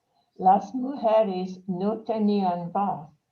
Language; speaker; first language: Spanish; non-native, fluent; English